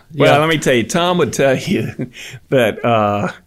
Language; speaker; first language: English; native; English